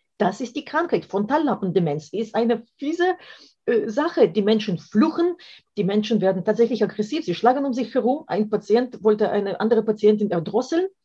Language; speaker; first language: German; non-native, fluent; Russian